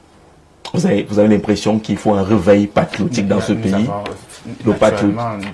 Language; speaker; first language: French; native; French